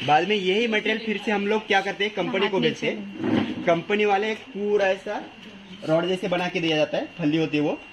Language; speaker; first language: Hindi; non-native, local second language; Marathi